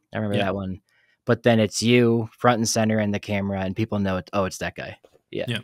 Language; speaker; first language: English; native; English